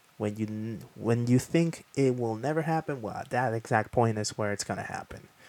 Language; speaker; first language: English; non-native, fluent; Spanish